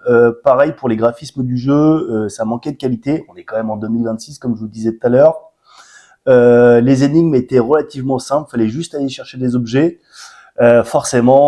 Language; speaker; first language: French; native; French